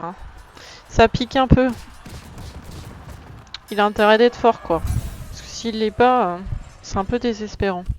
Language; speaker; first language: French; native; French